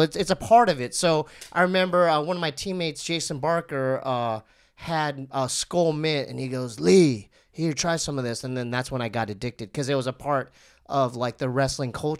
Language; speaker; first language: English; early bilingual, other home language; Korean